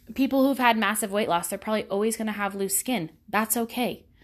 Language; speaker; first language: English; native; English